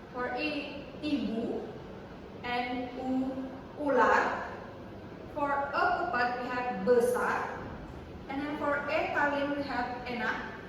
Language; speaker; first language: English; non-native, learner; Indonesian